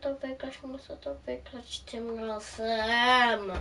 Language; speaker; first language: Polish; early bilingual, heritage; Polish